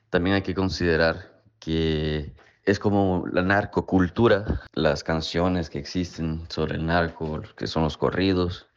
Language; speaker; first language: Spanish; native; Spanish